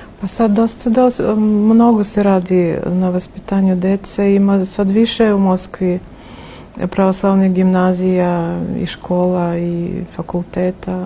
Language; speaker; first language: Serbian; non-native, fluent; Russian